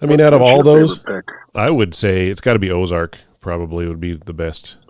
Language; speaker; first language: English; native; English